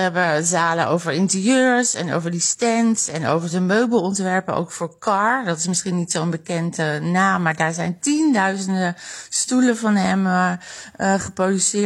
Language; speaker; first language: Dutch; native; Dutch